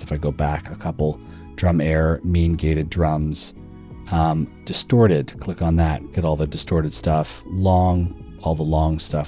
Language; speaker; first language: English; native; English